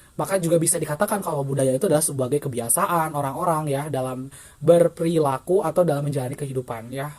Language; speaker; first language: Indonesian; non-native, local second language; Sundanese